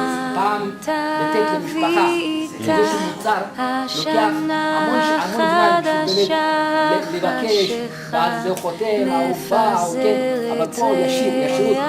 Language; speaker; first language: Hebrew; non-native, fluent; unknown